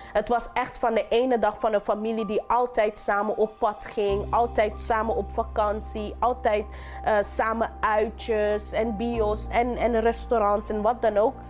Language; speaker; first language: Dutch; non-native, local second language; English